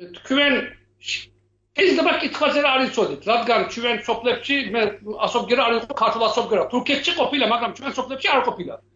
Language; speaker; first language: Georgian; non-native, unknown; Turkish